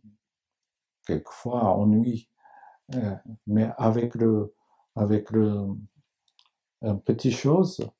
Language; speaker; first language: French; non-native, learner; Japanese